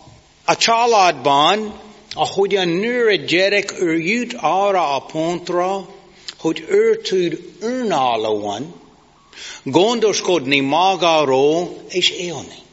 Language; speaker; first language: Hungarian; non-native, fluent; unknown